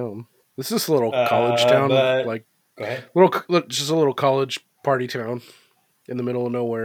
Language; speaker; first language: English; native; English